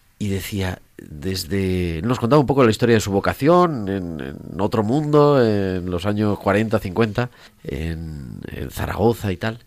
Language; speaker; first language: Spanish; native; Spanish